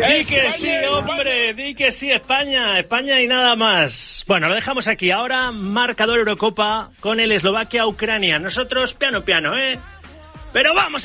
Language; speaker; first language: Spanish; native; Spanish